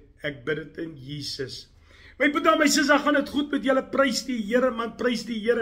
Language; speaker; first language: Afrikaans; native; Afrikaans